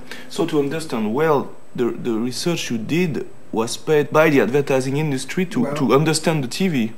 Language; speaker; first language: English; non-native, fluent; French